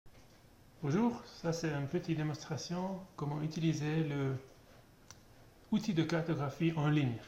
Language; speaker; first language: French; non-native, learner; German